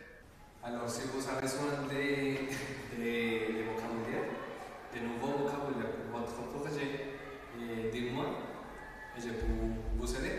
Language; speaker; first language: French; non-native, learner; Spanish